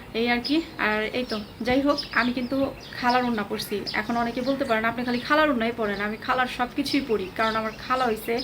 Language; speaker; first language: Bangla; early bilingual, heritage; Bangla